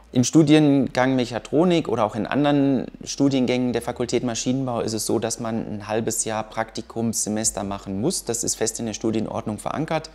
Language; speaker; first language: German; native; German